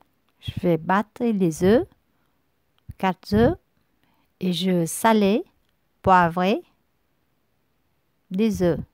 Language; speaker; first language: French; non-native, learner; Vietnamese